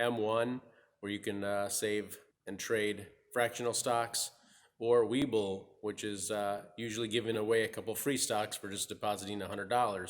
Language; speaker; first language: English; native; English